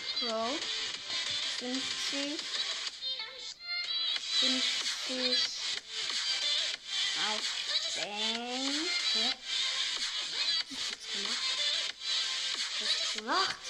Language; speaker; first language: German; native; German